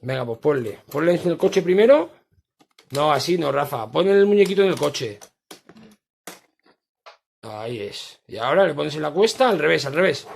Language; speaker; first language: Spanish; native; Spanish